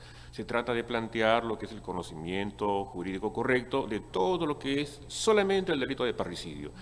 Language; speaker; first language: Spanish; native; Spanish